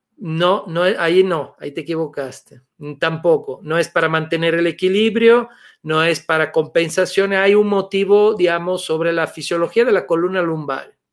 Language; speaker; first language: Spanish; non-native, fluent; Italian